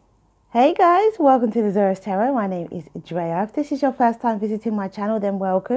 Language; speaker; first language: English; native; English